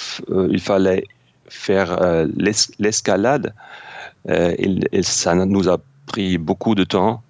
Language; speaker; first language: French; non-native, fluent; German